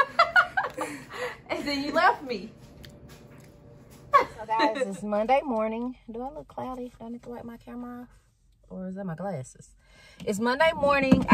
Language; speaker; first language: English; native; English